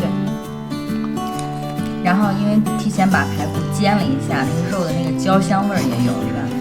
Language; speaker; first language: Chinese; native; Chinese